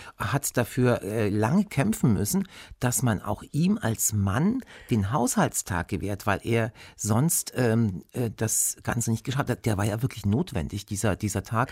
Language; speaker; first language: German; early bilingual, other home language; Bulgarian